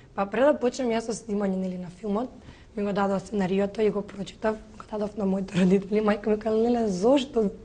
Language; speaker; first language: Macedonian; native; Macedonian